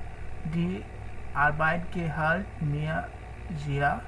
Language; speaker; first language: German; non-native, learner; Bangla